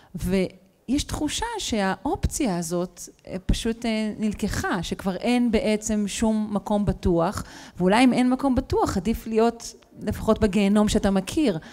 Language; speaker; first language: Hebrew; native; Hebrew